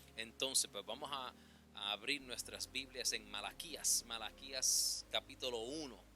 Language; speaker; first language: Spanish; early bilingual, heritage; Spanish